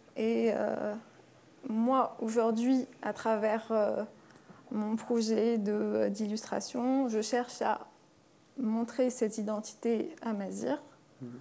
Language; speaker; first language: French; non-native, local second language; Kabyle